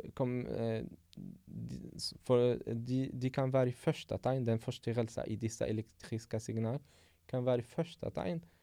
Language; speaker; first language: Norwegian; non-native, fluent; Arabic